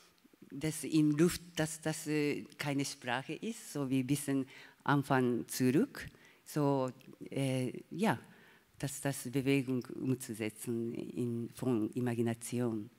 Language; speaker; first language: German; non-native, learner; Japanese